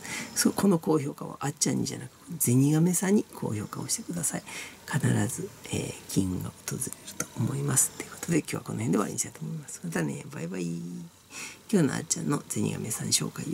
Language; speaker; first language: Japanese; native; Japanese